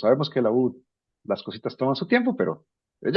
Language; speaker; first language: Spanish; native; Spanish